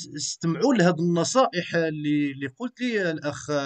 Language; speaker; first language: Arabic; native; Arabic